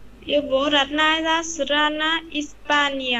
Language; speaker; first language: Russian; non-native, learner; Vietnamese